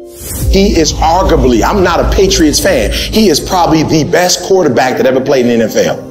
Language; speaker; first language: English; native; English